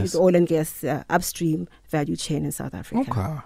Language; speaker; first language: English; non-native, local second language; Xhosa